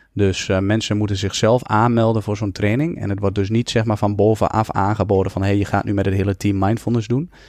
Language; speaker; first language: Dutch; native; Dutch